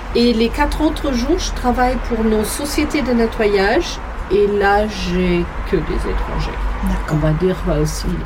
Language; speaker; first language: French; non-native, fluent; German